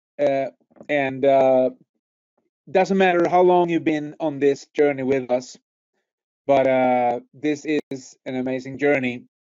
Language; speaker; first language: English; non-native, fluent; Swedish